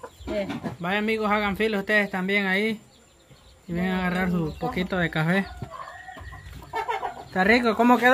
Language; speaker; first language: Spanish; native; Spanish